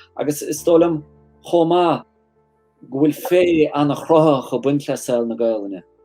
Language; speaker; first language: Irish; native; Irish